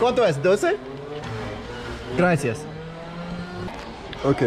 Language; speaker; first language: Spanish; non-native, learner; English